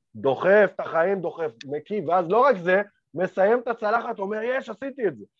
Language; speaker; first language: Hebrew; early bilingual, other home language; Romanian